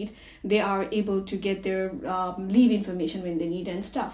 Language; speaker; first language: English; non-native, local second language; Nepali